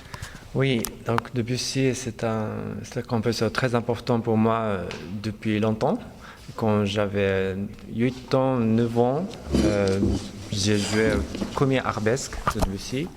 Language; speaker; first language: French; non-native, fluent; Japanese